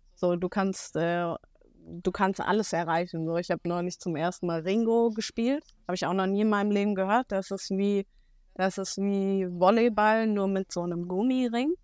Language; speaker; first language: German; native; German